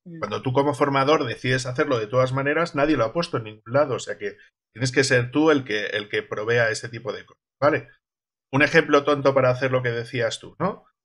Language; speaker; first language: Spanish; native; Spanish